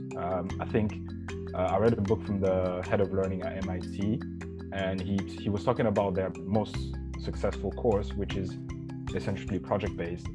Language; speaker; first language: English; non-native, fluent; French